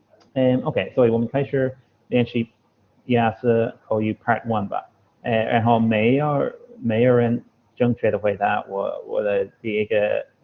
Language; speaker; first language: Chinese; non-native, fluent; English